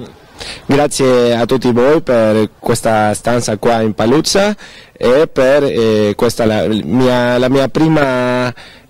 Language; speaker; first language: Italian; early bilingual, heritage; Spanish